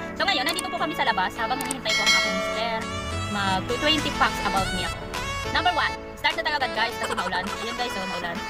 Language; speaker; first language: Filipino; non-native, local second language; Bikol